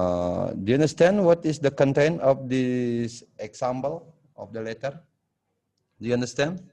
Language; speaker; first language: English; non-native, fluent; Indonesian